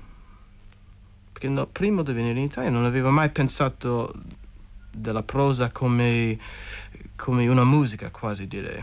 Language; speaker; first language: Italian; non-native, fluent; English